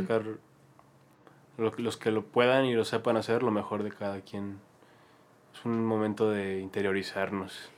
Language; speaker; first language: Spanish; native; Spanish